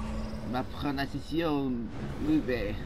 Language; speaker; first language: French; non-native, learner; Japanese